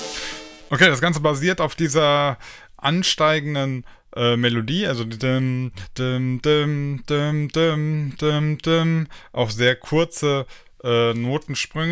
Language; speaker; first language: German; native; German